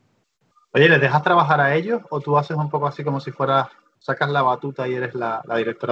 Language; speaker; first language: Spanish; native; Spanish